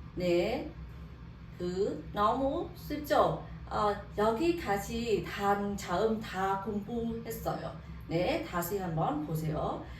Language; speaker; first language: Korean; non-native, learner; Vietnamese